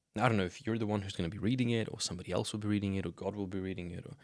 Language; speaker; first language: English; non-native, fluent; Slovenian